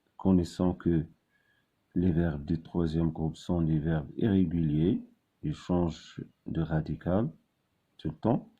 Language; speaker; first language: French; non-native, local second language; Arabic